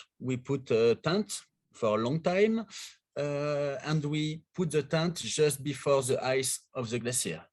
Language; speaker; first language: English; non-native, learner; French